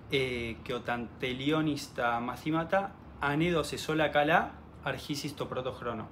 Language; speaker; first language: Greek; early bilingual, heritage; Spanish